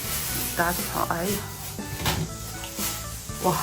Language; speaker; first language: Chinese; native; Chinese